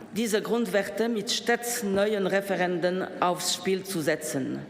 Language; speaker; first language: German; non-native, local second language; French